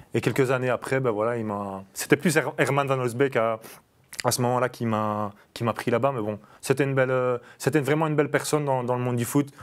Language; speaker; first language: French; native; French